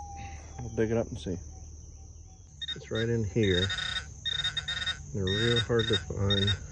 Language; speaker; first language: English; native; English